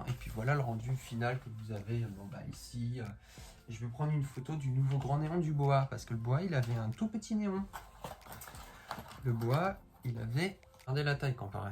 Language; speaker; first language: French; native; French